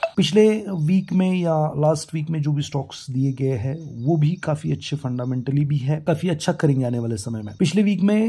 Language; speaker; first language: Hindi; non-native, local second language; Marathi